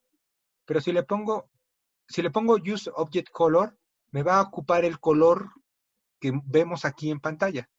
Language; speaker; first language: Spanish; native; Spanish